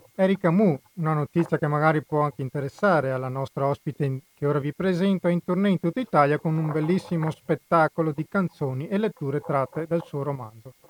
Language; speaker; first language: Italian; native; Italian